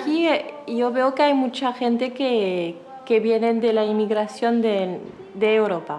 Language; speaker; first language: Spanish; non-native, fluent; French